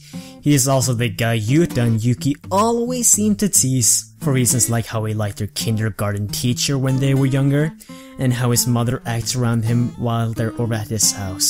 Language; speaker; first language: English; native; English